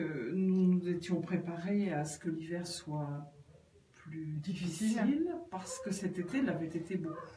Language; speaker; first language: French; native; French